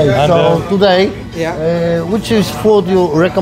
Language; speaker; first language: English; non-native, learner; Polish